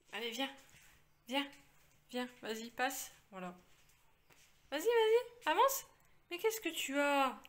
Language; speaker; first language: French; native; French